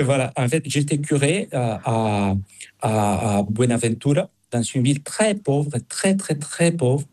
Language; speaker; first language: French; non-native, fluent; Spanish